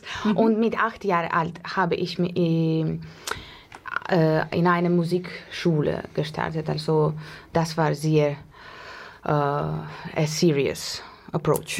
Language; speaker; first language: German; non-native, learner; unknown